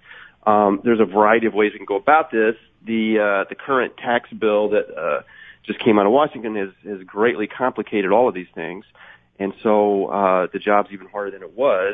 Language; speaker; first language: English; native; English